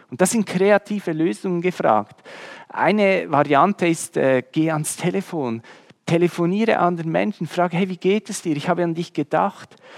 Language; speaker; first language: German; native; German